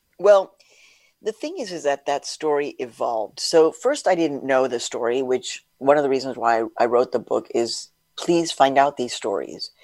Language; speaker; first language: English; early bilingual, other home language; Spanish